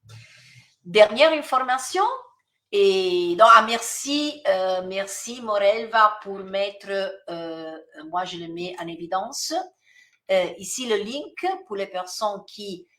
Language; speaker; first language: French; non-native, fluent; Italian